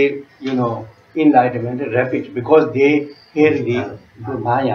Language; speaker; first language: English; non-native, learner; Tibetan